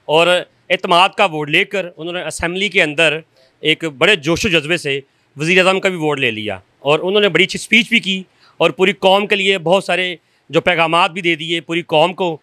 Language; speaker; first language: Urdu; non-native, local second language; Punjabi